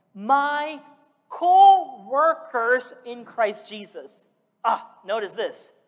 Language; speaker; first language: English; early bilingual, other home language; Malayalam